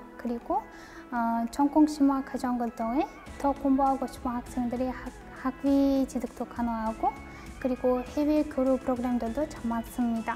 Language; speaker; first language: Korean; non-native, fluent; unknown